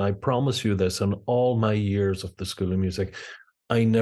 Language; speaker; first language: English; native; English